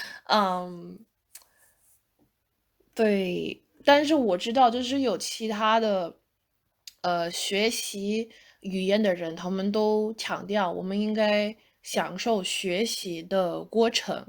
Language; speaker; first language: Chinese; non-native, fluent; English